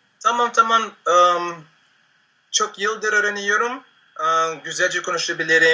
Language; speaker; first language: Turkish; non-native, learner; Spanish